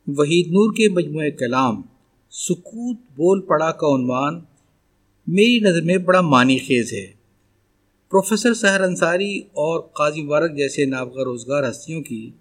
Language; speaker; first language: Urdu; native; Urdu